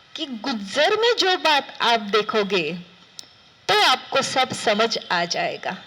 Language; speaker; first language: Hindi; non-native, local second language; Marathi